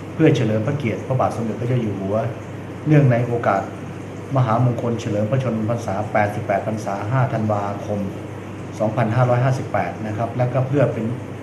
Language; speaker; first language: Thai; native; Thai